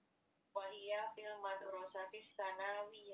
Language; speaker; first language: Arabic; non-native, learner; Indonesian